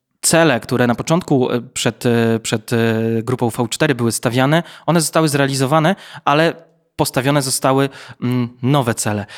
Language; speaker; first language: Polish; native; Polish